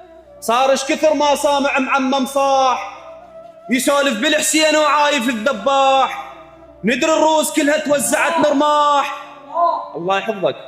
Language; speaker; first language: Arabic; native; Arabic